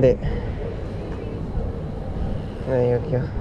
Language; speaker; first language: Korean; non-native, learner; French